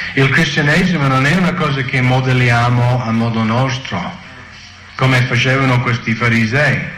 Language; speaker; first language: Italian; non-native, fluent; English